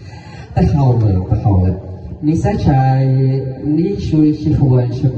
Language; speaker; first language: Chinese; non-native, learner; Indonesian